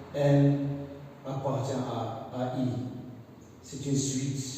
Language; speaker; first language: French; non-native, local second language; Arabic